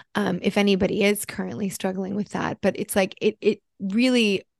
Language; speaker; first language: English; early bilingual, other home language; Italian